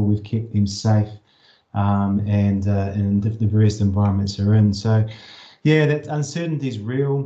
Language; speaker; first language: English; native; English